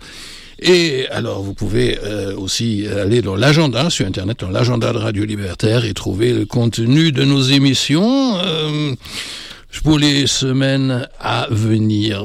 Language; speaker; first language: French; native; French